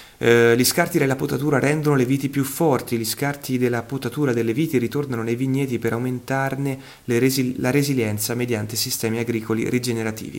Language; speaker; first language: Italian; native; Italian